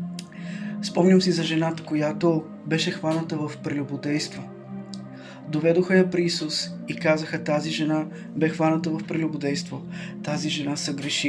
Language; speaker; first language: Bulgarian; native; Bulgarian